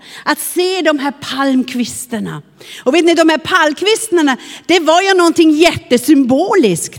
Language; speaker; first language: Swedish; non-native, fluent; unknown